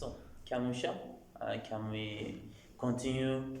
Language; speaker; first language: English; non-native, learner; Turkish